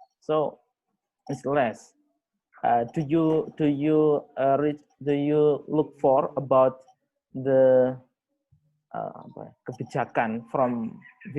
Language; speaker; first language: English; non-native, learner; Indonesian